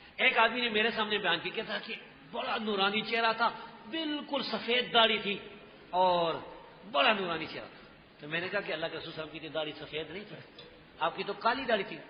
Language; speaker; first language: Urdu; non-native, local second language; Pashto